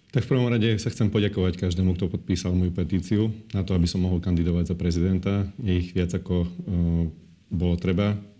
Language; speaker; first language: Slovak; non-native, local second language; Hungarian